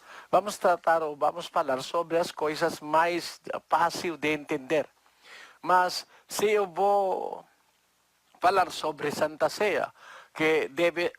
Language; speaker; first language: Portuguese; non-native, learner; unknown